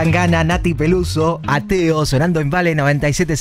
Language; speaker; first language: Spanish; native; Spanish